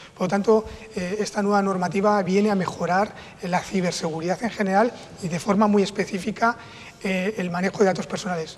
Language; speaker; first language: Spanish; native; Spanish